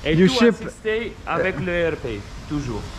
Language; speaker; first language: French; non-native, local second language; Arabic